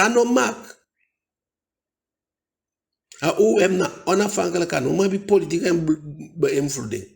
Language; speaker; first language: Dutch; non-native, local second language; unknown